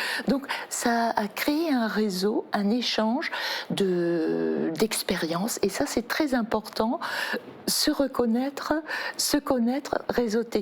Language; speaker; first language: French; native; French